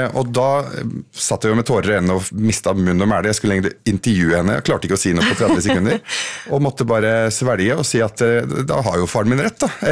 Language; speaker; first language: Norwegian; early bilingual, other home language; Urdu